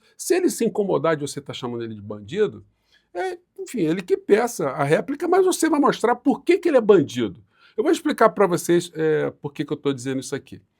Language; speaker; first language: Portuguese; native; Portuguese